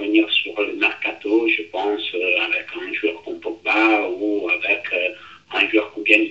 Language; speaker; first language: French; non-native, fluent; Italian